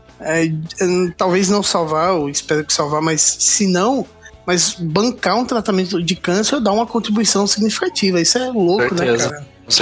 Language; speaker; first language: Portuguese; native; Portuguese